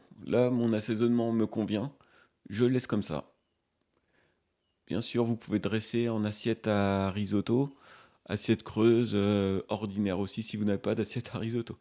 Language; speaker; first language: French; native; French